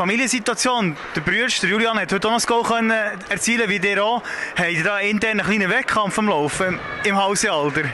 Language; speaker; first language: German; native; German